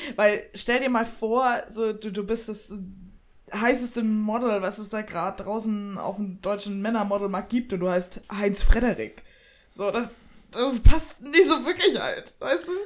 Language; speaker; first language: German; native; German